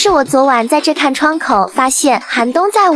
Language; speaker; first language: Chinese; native; Chinese